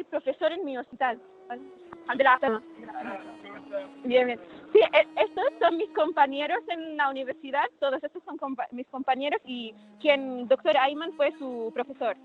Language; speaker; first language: Spanish; non-native, fluent; Arabic